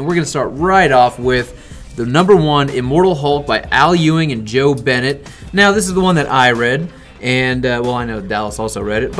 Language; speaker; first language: English; native; English